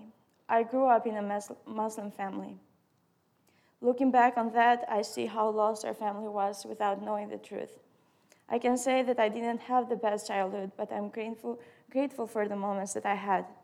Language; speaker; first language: English; non-native, fluent; Albanian